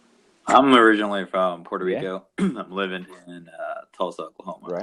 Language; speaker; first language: English; non-native, local second language; Spanish